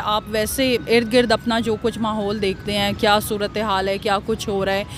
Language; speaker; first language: Urdu; native; Urdu